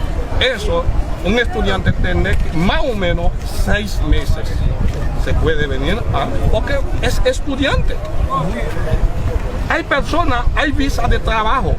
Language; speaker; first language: Spanish; non-native, fluent; Haitian Creole